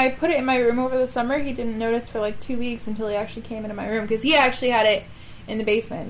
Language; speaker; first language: English; native; English